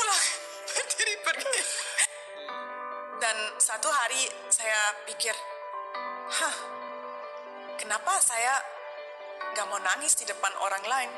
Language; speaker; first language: Indonesian; non-native, fluent; German